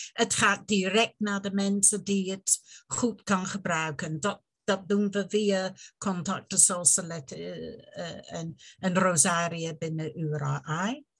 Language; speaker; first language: Dutch; non-native, fluent; English